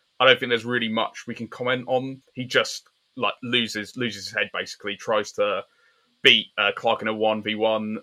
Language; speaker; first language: English; native; English